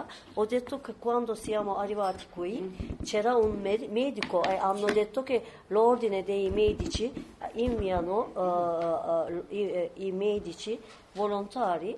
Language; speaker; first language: Italian; non-native, learner; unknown